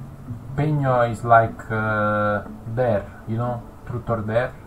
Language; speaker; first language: English; non-native, fluent; Italian